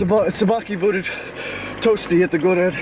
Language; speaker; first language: Russian; non-native, learner; English